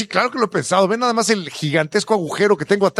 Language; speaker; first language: Spanish; native; Spanish